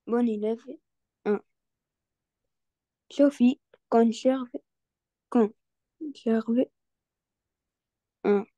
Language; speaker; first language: French; non-native, learner; Arabic